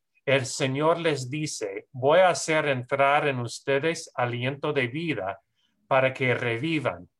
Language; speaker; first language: Spanish; non-native, fluent; English